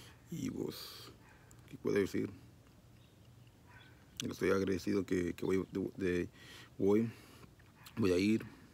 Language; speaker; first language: Spanish; early bilingual, heritage; Spanish